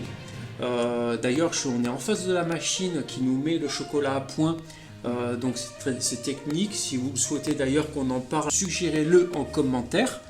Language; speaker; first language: French; native; French